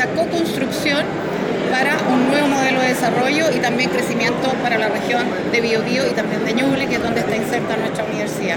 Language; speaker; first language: Spanish; native; Spanish